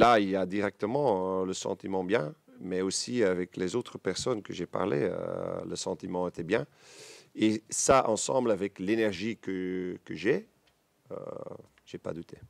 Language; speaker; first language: French; non-native, learner; Dutch